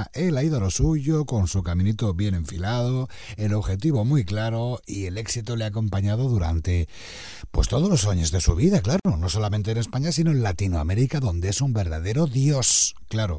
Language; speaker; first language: Spanish; native; Spanish